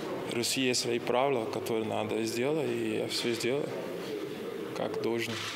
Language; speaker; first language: Russian; non-native, learner; Portuguese